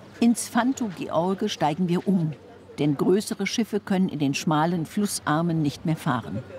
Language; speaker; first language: German; native; German